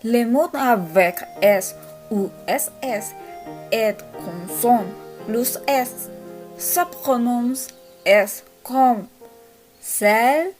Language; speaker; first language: French; non-native, learner; Spanish